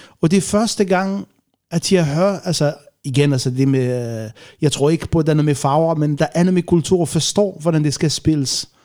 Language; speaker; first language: Danish; non-native, fluent; Arabic